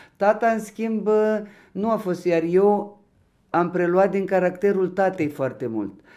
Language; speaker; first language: Romanian; non-native, local second language; Ukrainian